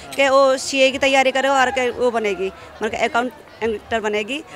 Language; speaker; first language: Hindi; native; Hindi